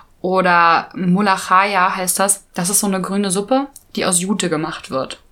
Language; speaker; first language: German; native; German